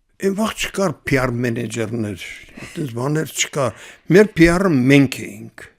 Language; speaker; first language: Armenian; native; Armenian